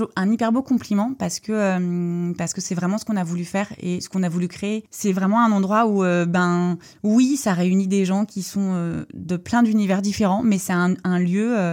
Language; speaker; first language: French; native; French